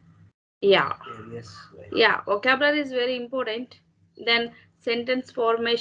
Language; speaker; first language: English; non-native, learner; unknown